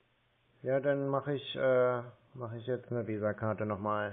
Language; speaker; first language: German; native; German